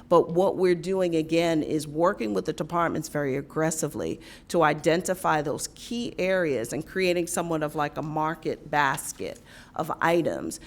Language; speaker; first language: English; native; English